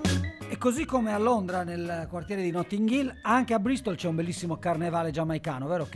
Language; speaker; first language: Italian; native; Italian